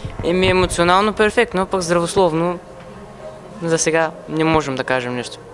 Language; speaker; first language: Bulgarian; native; Bulgarian